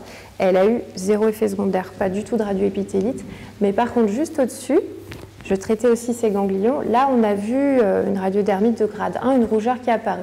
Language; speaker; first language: French; native; French